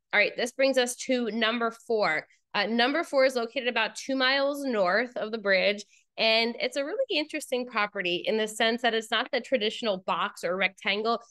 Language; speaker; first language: English; native; English